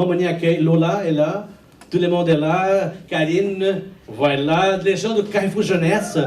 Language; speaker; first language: French; non-native, fluent; Portuguese